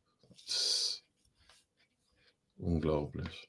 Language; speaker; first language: German; native; German